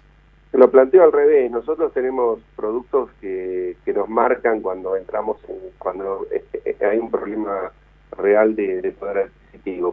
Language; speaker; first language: Spanish; native; Spanish